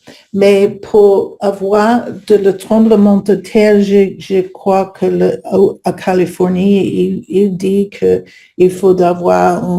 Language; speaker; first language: French; non-native, learner; English